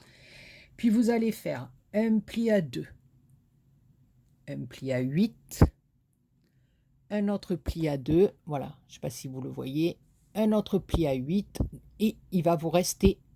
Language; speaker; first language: French; native; French